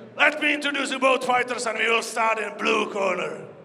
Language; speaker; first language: English; non-native, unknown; Czech